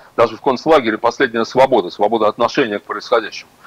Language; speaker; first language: Russian; native; Russian